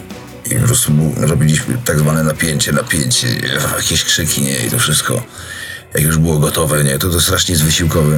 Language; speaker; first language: Polish; native; Polish